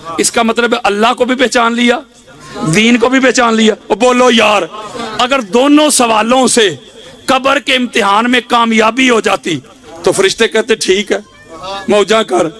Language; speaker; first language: Urdu; non-native, local second language; Punjabi